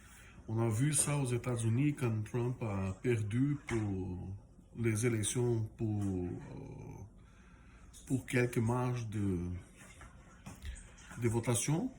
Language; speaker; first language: French; non-native, fluent; Portuguese